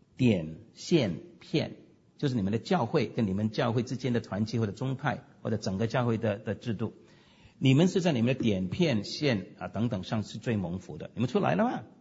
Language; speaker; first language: Chinese; non-native, local second language; Cantonese